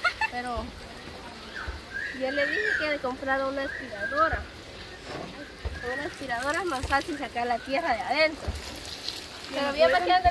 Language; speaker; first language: Spanish; native; Spanish